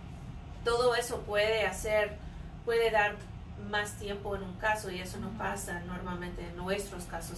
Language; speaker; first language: Spanish; non-native, fluent; English